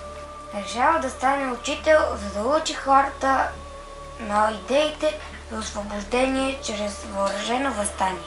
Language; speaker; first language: Bulgarian; native; Bulgarian